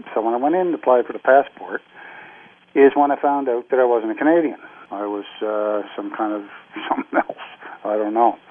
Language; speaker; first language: English; native; English